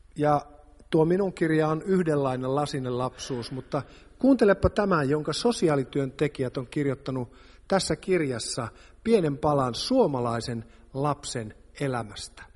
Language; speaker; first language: Finnish; native; Finnish